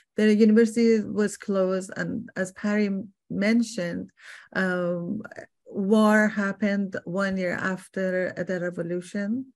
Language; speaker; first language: English; non-native, fluent; Persian